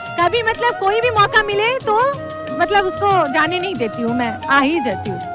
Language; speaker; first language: Hindi; non-native, local second language; Bangla